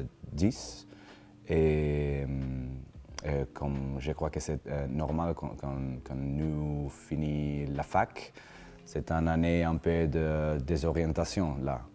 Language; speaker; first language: French; non-native, learner; Spanish